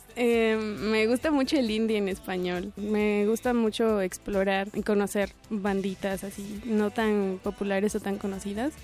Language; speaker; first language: Spanish; native; Spanish